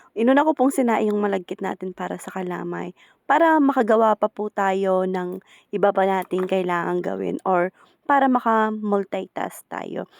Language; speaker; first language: Filipino; native; Filipino